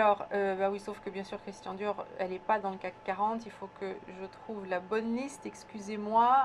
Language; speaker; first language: French; native; French